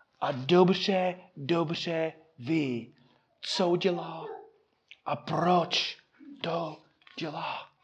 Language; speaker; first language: Czech; non-native, fluent; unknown